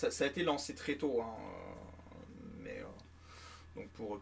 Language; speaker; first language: French; native; French